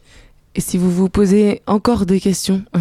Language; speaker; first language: French; native; French